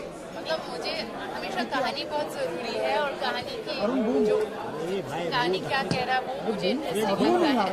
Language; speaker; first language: Hindi; non-native, local second language; French